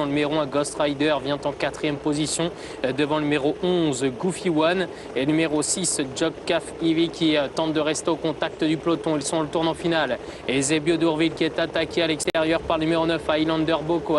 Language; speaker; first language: French; native; French